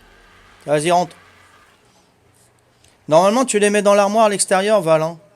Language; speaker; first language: French; native; French